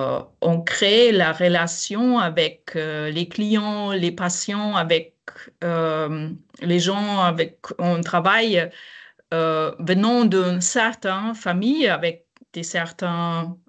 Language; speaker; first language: French; non-native, fluent; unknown